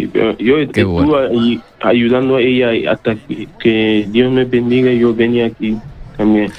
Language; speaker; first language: Spanish; non-native, learner; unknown